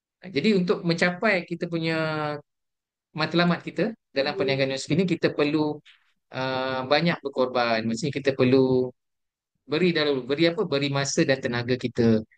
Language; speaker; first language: Malay; native; Malay